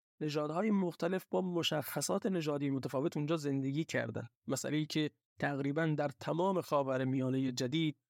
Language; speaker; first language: Persian; non-native, local second language; Baluchi